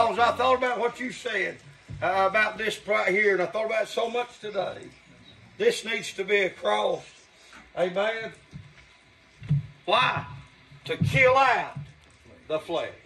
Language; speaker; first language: English; native; English